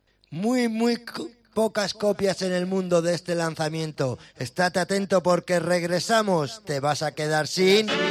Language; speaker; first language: Spanish; native; Spanish